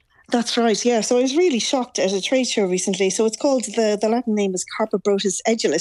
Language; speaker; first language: English; native; English